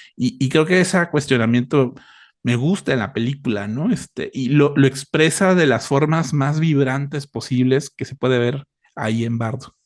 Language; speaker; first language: Spanish; native; Spanish